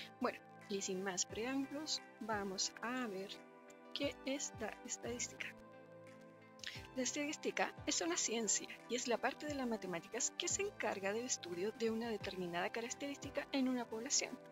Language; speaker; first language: Spanish; native; Spanish